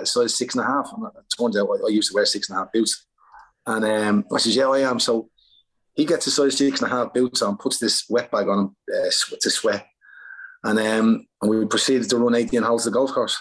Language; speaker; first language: English; native; English